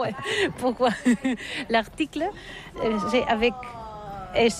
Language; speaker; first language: French; non-native, learner; Catalan